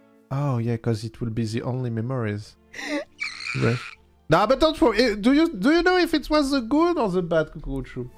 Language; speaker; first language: English; non-native, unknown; French